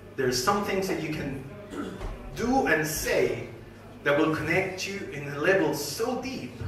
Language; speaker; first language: English; non-native, fluent; Spanish